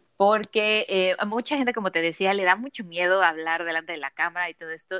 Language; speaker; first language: Spanish; native; Spanish